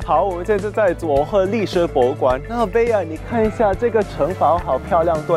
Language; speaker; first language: Chinese; early bilingual, other home language; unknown